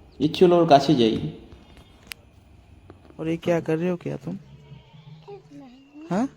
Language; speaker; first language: Hindi; non-native, local second language; Bangla